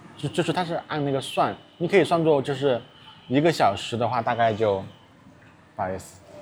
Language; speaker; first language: Chinese; native; Chinese